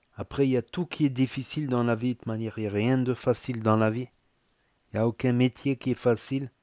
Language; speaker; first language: French; native; French